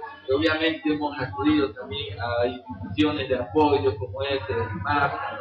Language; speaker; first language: Spanish; native; Spanish